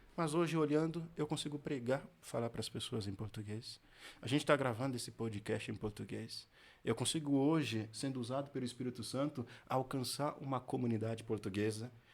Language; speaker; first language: Portuguese; non-native, fluent; Haitian Creole